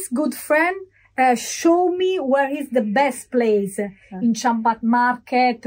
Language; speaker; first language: English; non-native, learner; Italian